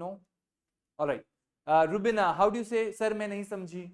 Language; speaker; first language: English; native; English